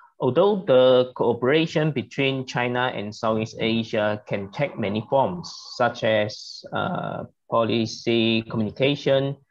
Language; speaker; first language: English; non-native, learner; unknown